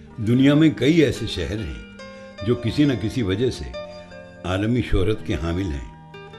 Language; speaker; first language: Urdu; native; Urdu